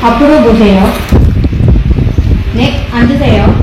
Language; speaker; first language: Korean; non-native, learner; Indonesian